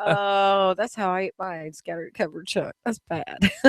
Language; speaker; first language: English; native; English